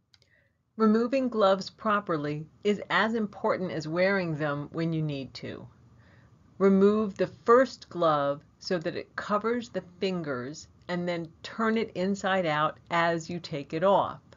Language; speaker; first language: English; native; English